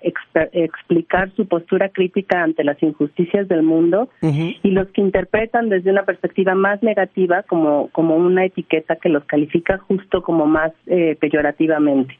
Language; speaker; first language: Spanish; native; Spanish